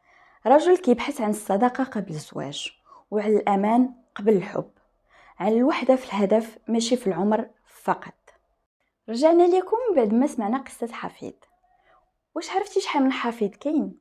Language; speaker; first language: Arabic; native; Arabic